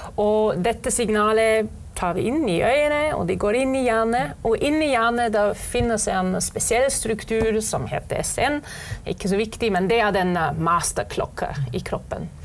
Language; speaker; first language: Norwegian; non-native, fluent; German